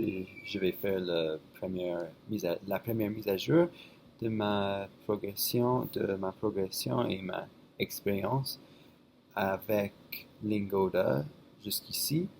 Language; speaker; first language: French; non-native, fluent; English